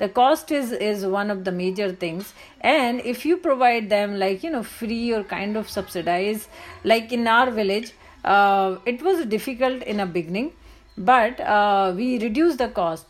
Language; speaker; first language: English; non-native, local second language; Hindi